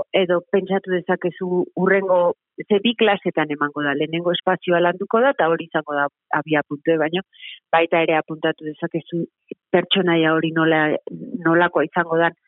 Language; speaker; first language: Basque; native; Basque